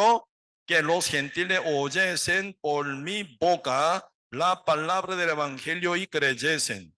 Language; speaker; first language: Spanish; non-native, learner; Korean